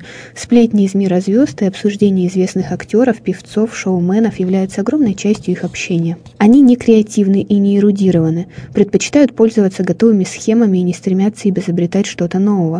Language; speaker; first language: Russian; native; Russian